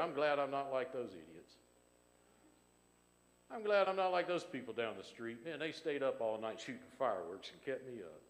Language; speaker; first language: English; native; English